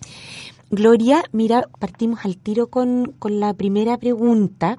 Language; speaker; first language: Spanish; native; Spanish